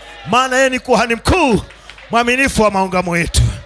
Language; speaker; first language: Swahili; native; Swahili